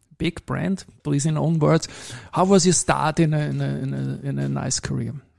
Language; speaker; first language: English; non-native, fluent; German